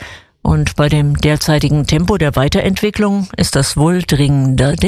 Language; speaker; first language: German; native; German